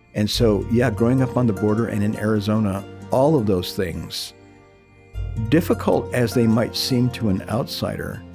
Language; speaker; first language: English; early bilingual, other home language; Spanish